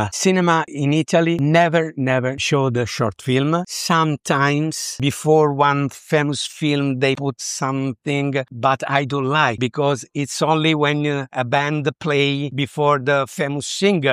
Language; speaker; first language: English; non-native, learner; Italian